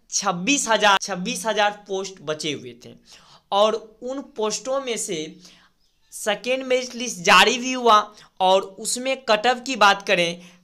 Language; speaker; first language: Hindi; native; Hindi